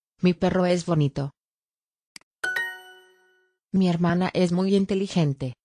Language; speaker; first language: Spanish; non-native, learner; Vietnamese